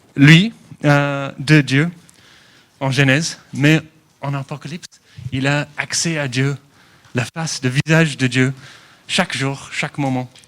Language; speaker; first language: French; non-native, fluent; English